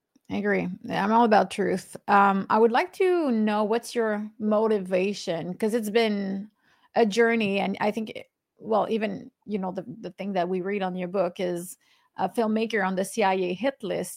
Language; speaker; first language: English; non-native, fluent; French